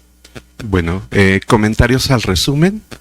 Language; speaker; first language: Spanish; native; Spanish